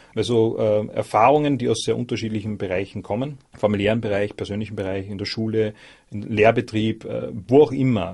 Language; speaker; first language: German; native; German